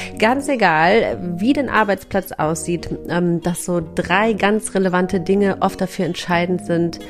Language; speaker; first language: German; native; German